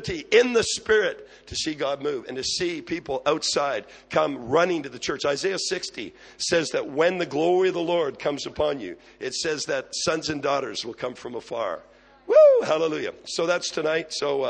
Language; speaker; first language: English; native; English